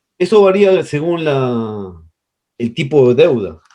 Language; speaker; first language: Spanish; native; Spanish